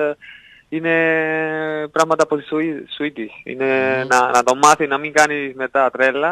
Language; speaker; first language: Greek; non-native, learner; Spanish